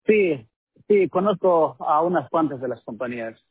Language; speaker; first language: Spanish; early bilingual, heritage; Spanish